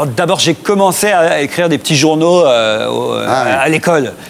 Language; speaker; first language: French; native; French